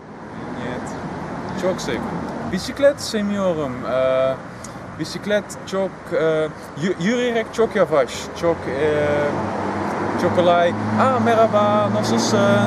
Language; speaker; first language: Turkish; non-native, learner; Dutch